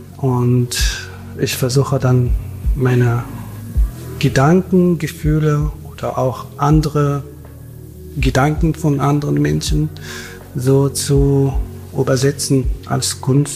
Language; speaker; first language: German; non-native, fluent; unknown